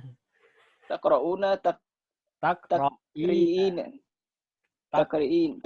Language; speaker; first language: Arabic; non-native, learner; Indonesian